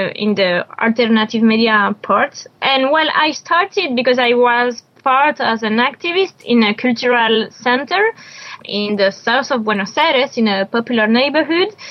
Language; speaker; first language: English; non-native, learner; French